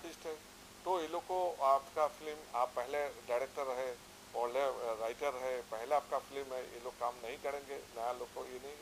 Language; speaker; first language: Hindi; non-native, local second language; Assamese